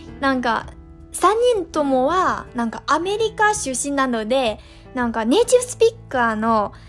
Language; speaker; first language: Japanese; non-native, fluent; Chinese